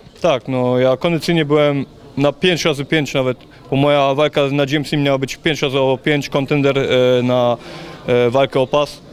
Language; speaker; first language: Polish; early bilingual, heritage; Polish